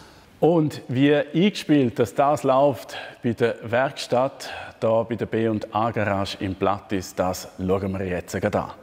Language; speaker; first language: German; native; German